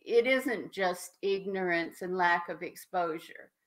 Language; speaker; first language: English; native; English